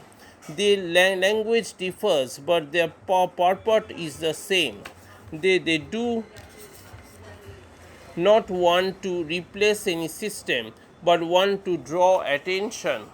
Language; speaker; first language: English; non-native, local second language; Bangla